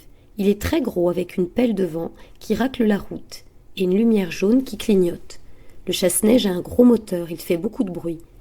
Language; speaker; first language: French; native; French